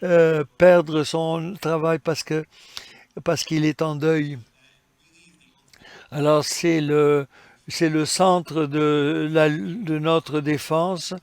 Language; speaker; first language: French; non-native, fluent; English